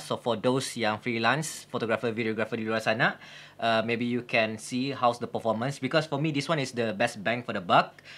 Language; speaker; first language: English; non-native, local second language; Malay